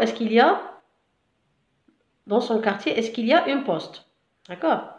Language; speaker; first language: French; non-native, local second language; Arabic